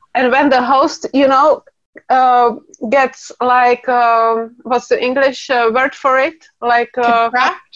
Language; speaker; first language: English; non-native, fluent; Czech